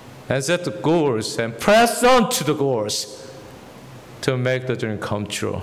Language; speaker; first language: English; non-native, fluent; Korean